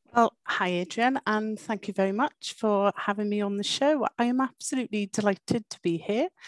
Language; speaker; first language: English; native; English